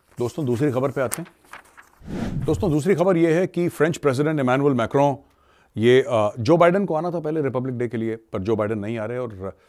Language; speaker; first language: Hindi; native; Hindi